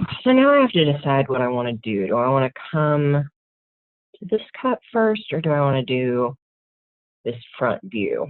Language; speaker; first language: English; native; English